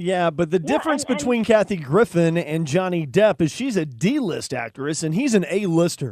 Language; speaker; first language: English; native; English